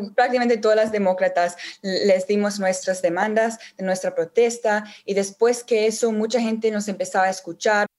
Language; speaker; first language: Spanish; early bilingual, heritage; Spanish